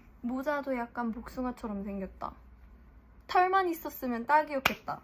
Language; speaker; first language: Korean; early bilingual, heritage; English